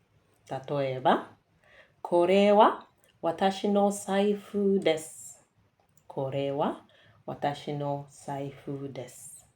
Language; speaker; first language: Japanese; non-native, fluent; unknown